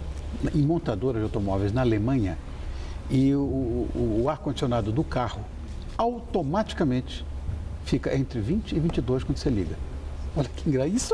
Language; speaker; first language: Portuguese; native; Portuguese